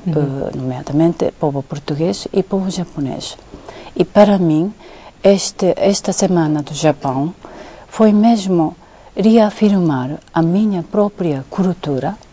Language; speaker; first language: Portuguese; non-native, fluent; Japanese